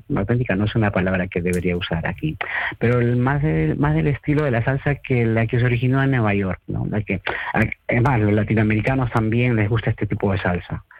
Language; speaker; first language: Spanish; native; Spanish